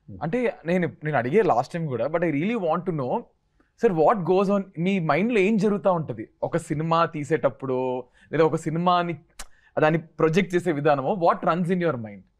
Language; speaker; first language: Telugu; native; Telugu